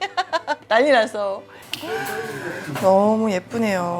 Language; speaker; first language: Korean; native; Korean